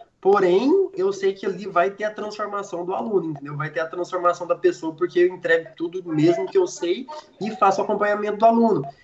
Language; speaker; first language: Portuguese; native; Portuguese